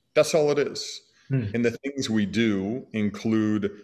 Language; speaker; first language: English; native; English